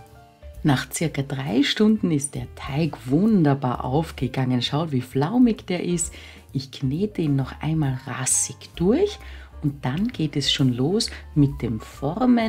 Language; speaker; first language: German; native; German